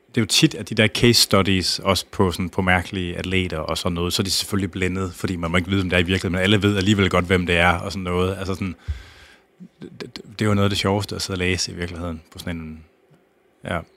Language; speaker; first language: Danish; native; Danish